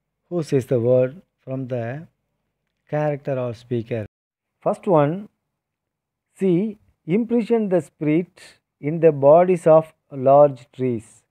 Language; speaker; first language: English; non-native, local second language; Tamil